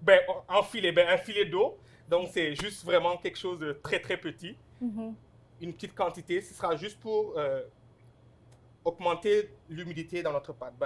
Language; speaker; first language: French; non-native, local second language; Wolof